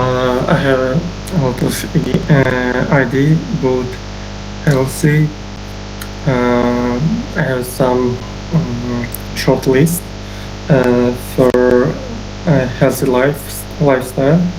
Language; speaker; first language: English; non-native, learner; Uzbek